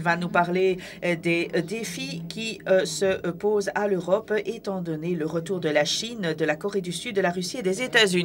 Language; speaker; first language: French; native; French